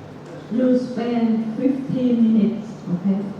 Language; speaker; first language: English; non-native, fluent; Thai